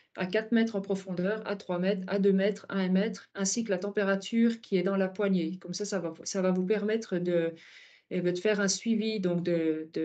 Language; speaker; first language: French; native; French